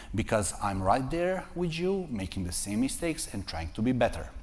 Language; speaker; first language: English; non-native, fluent; Serbian